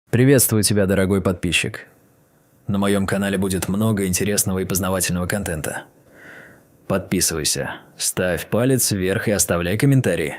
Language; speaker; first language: Russian; native; Russian